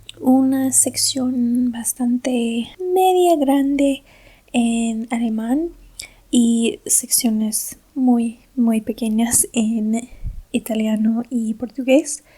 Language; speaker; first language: Spanish; non-native, fluent; English